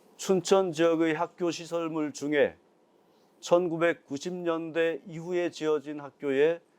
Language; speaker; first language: Korean; native; Korean